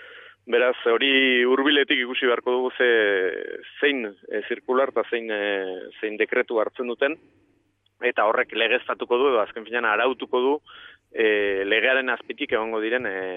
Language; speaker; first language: Basque; native; Basque